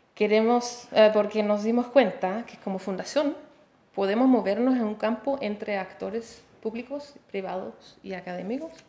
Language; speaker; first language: Spanish; non-native, fluent; Danish